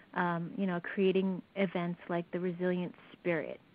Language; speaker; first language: English; native; English